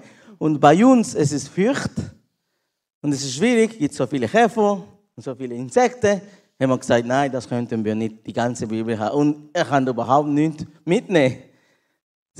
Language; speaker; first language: German; non-native, learner; Spanish